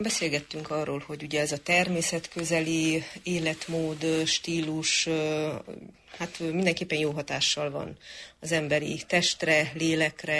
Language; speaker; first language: Hungarian; native; Hungarian